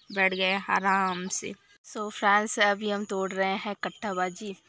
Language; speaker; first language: Hindi; native; Hindi